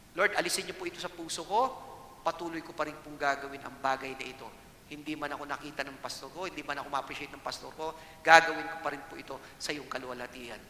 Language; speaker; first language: Filipino; non-native, local second language; Cebuano